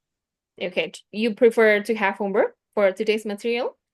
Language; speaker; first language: English; non-native, fluent; Indonesian